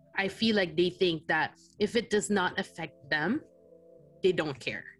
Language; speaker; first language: English; non-native, local second language; Filipino